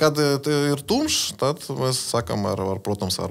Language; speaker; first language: Latvian; non-native, learner; Russian